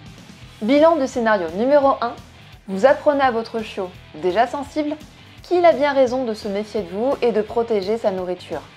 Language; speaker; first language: French; native; French